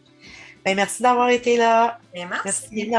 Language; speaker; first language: French; native; French